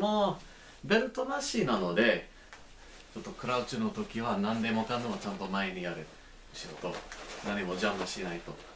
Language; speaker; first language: Japanese; non-native, learner; English